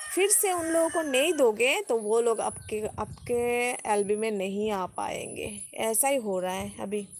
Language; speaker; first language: Hindi; non-native, local second language; Bangla